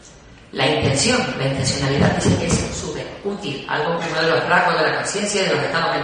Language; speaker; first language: Spanish; native; Spanish